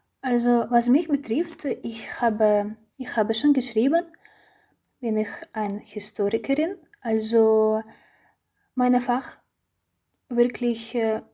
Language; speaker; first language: German; non-native, fluent; Russian